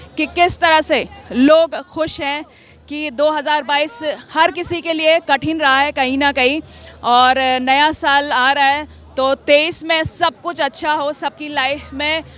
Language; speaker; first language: Hindi; native; Hindi